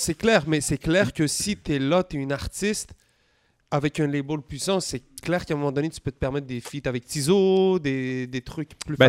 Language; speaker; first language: French; native; French